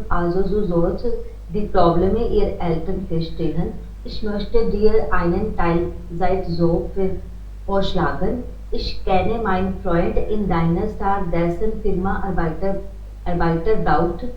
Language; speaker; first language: German; non-native, learner; Hindi